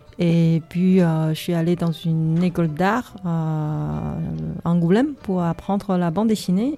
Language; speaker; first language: French; non-native, fluent; Chinese